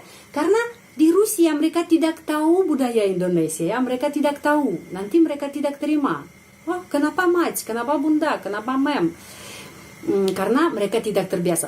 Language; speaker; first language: Indonesian; non-native, fluent; Russian